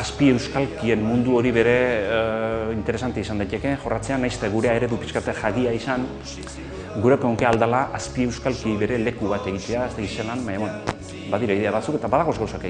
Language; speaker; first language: Basque; native; Basque